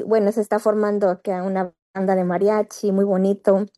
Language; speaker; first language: Spanish; native; Spanish